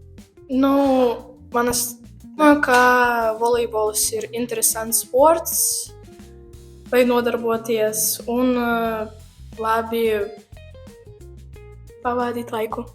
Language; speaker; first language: Latvian; non-native, local second language; Russian